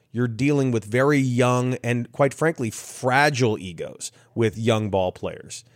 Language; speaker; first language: English; native; English